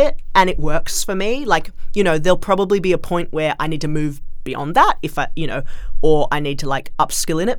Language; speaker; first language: English; native; English